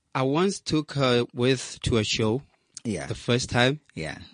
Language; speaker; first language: English; non-native, local second language; Southern Sotho